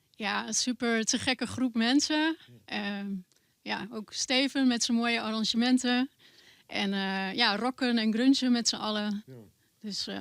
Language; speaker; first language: Dutch; native; Dutch